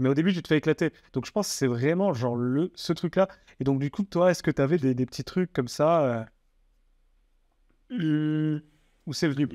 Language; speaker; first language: French; native; French